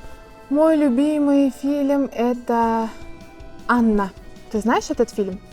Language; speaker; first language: Russian; non-native, local second language; Uzbek